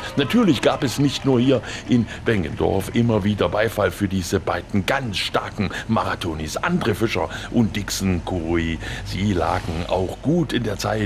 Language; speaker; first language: German; native; German